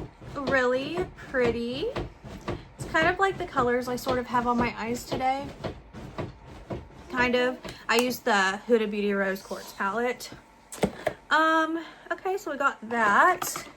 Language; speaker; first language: English; native; English